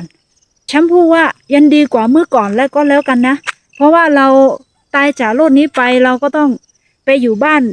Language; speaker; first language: Thai; non-native, fluent; Akha